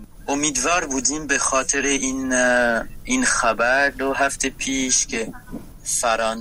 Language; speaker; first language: Persian; non-native, fluent; French